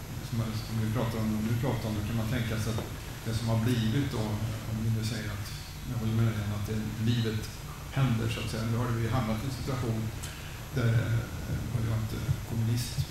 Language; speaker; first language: Swedish; native; Swedish